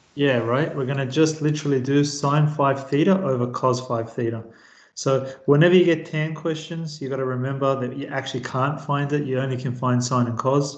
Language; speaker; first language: English; native; English